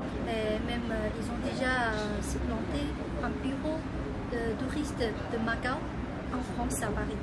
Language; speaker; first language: French; non-native, fluent; Chinese